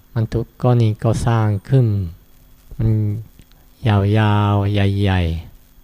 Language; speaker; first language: Thai; non-native, fluent; Japanese